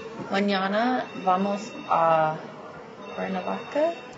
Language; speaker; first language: Spanish; non-native, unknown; English